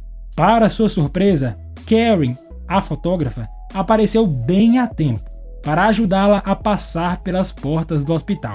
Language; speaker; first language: Portuguese; native; Portuguese